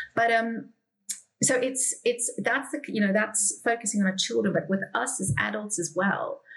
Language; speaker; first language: English; native; English